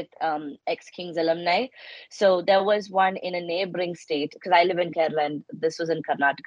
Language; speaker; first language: English; non-native, local second language; Malayalam